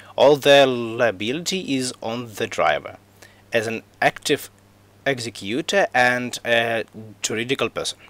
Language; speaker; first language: English; non-native, fluent; Russian